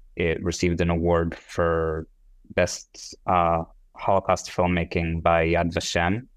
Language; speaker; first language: English; non-native, fluent; Hebrew